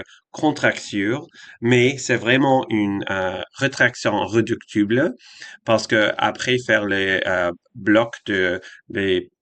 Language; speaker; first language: French; non-native, fluent; English